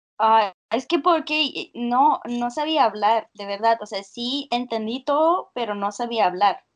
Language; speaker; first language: Spanish; non-native, fluent; Russian